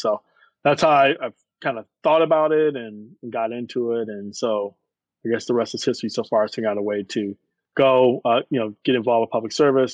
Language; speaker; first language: English; native; English